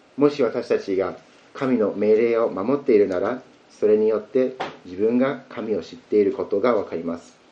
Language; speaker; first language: Japanese; native; Japanese